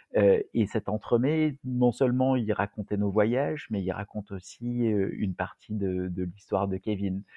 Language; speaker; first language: French; native; French